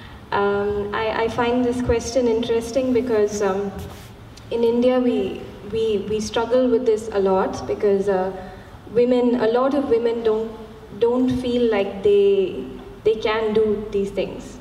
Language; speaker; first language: English; non-native, local second language; Malayalam